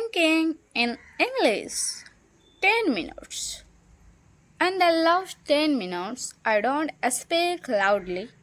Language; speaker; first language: English; non-native, local second language; Hindi